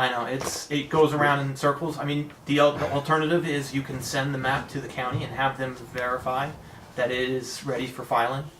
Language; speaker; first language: English; native; English